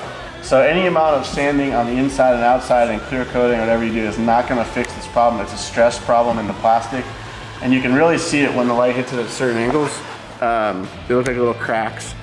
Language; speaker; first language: English; native; English